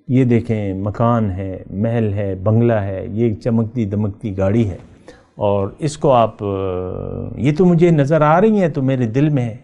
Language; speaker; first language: Urdu; native; Urdu